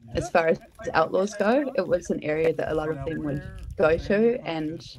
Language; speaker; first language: English; native; English